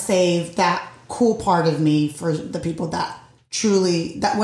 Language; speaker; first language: English; early bilingual, other home language; Spanish